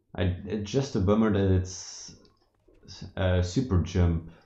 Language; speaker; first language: English; non-native, fluent; Dutch